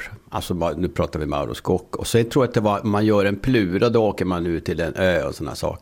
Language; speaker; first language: Swedish; native; Swedish